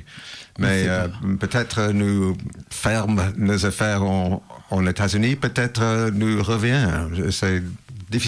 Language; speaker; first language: French; non-native, learner; English